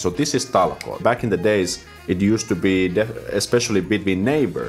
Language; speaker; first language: English; non-native, fluent; Finnish